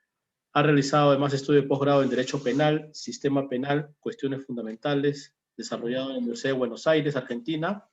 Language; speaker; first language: Spanish; native; Spanish